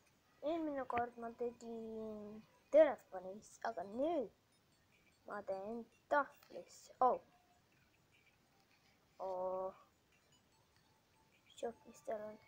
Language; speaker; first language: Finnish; non-native, learner; Estonian